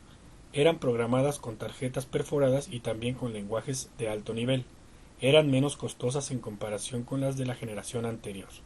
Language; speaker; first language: Spanish; native; Spanish